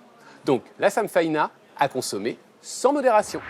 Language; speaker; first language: French; native; French